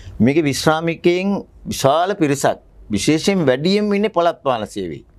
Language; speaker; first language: Sinhala; native; Sinhala